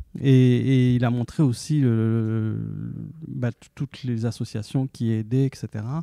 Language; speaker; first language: French; early bilingual, other home language; Arabic